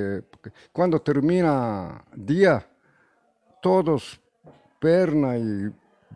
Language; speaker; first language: Portuguese; non-native, learner; Japanese